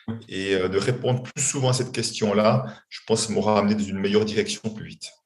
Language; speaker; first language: French; native; French